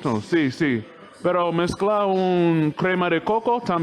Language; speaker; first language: Spanish; non-native, learner; English